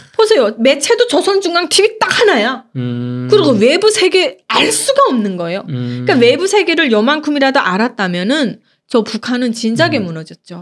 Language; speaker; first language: Korean; native; Korean